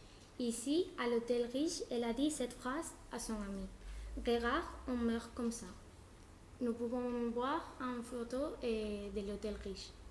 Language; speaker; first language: French; non-native, learner; Spanish